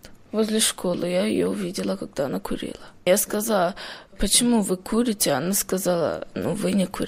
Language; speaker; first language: Russian; early bilingual, heritage; Russian